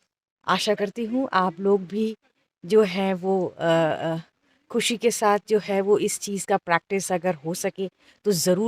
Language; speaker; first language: Hindi; native; Hindi